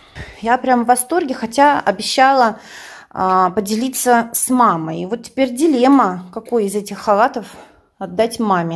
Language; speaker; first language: Russian; native; Russian